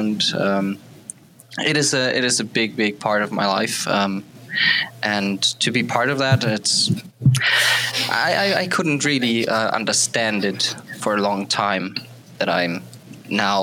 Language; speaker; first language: English; non-native, fluent; German